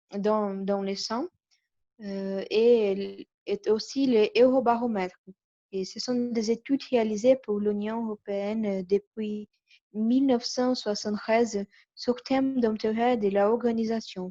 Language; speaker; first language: French; non-native, learner; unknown